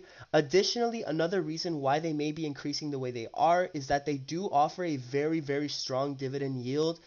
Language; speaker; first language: English; native; English